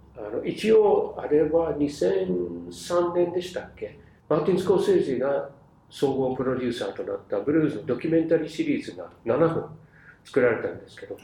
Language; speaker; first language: Japanese; non-native, fluent; English